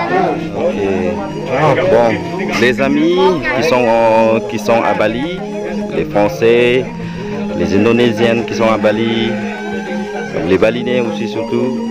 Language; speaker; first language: French; non-native, fluent; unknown